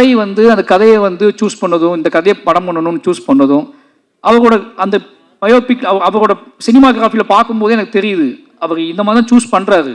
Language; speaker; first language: Tamil; native; Tamil